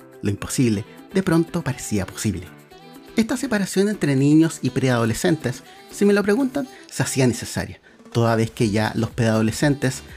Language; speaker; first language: Spanish; native; Spanish